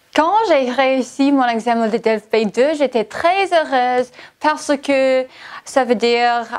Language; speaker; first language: English; native; English